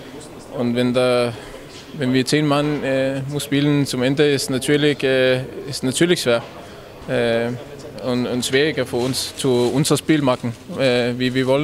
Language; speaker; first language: German; non-native, learner; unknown